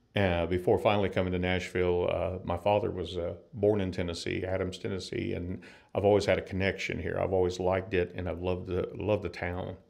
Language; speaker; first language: English; native; English